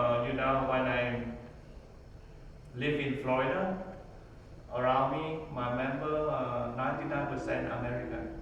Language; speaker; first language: English; non-native, learner; Vietnamese